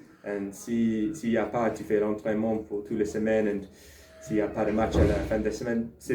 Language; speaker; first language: French; non-native, learner; English